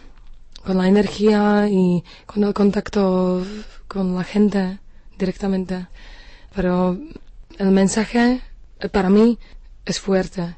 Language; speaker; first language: Spanish; non-native, fluent; Slovak